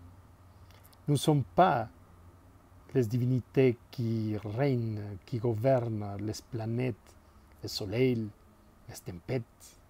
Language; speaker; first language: French; non-native, fluent; Spanish